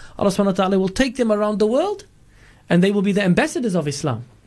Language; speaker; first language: English; native; English